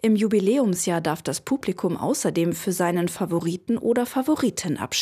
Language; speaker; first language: German; native; German